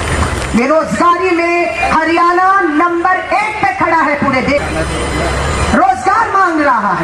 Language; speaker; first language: Hindi; native; Hindi